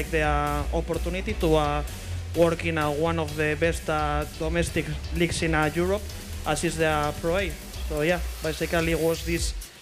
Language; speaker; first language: English; non-native, fluent; Spanish